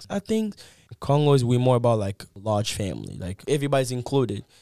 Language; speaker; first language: English; non-native, fluent; Lingala